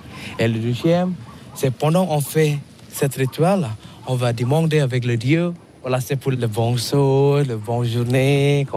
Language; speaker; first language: French; non-native, learner; Balinese